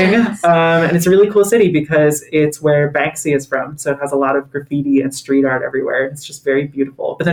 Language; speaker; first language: English; native; English